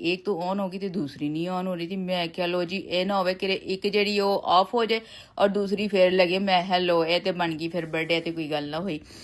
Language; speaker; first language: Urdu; non-native, local second language; Punjabi